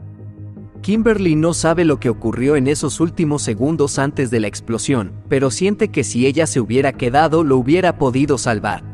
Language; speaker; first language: Spanish; native; Spanish